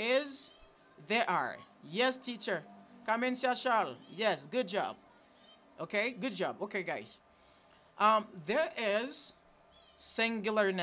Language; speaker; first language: English; non-native, fluent; Haitian Creole